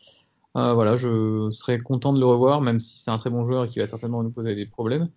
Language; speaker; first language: French; native; French